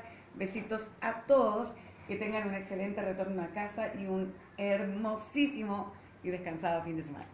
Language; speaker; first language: Spanish; native; Spanish